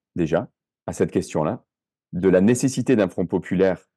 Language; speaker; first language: French; native; French